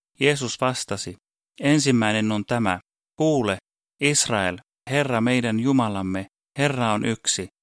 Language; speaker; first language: Finnish; early bilingual, heritage; Finnish